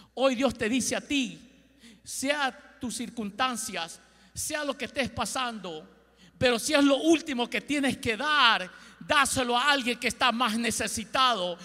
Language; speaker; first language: Spanish; early bilingual, heritage; Spanish